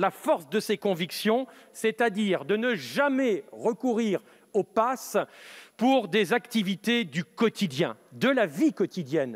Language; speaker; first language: French; native; French